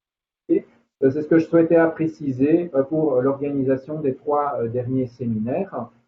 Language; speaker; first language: French; native; French